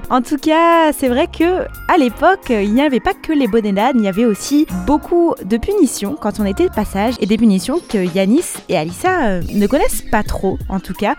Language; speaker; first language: French; native; French